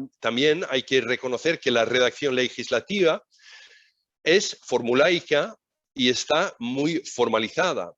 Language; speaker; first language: Spanish; non-native, fluent; Swedish